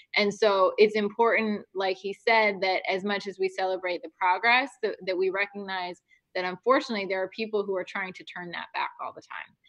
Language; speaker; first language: English; native; English